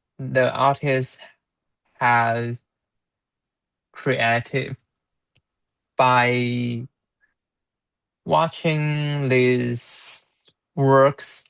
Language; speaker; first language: English; non-native, learner; Chinese